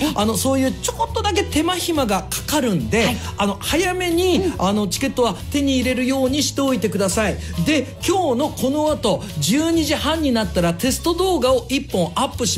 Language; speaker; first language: Japanese; native; Japanese